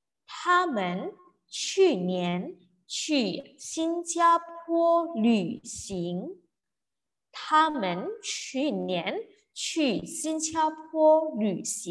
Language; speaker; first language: Chinese; non-native, fluent; Indonesian